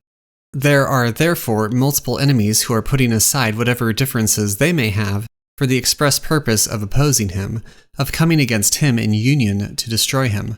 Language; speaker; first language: English; native; English